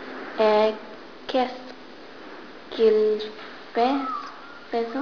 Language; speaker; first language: French; non-native, learner; English